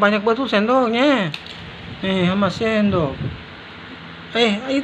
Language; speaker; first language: Malay; native; Malay